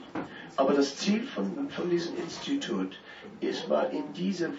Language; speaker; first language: German; non-native, fluent; Dutch